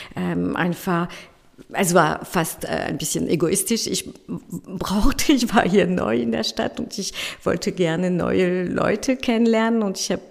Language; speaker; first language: German; non-native, fluent; French